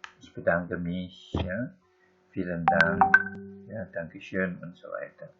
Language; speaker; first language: German; non-native, fluent; Indonesian